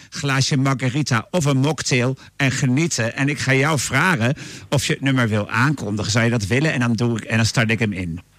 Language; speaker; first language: Dutch; native; Dutch